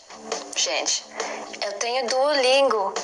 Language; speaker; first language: Portuguese; non-native, learner; Latvian